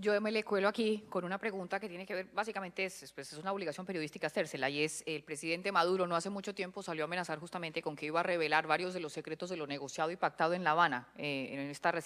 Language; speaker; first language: Spanish; native; Spanish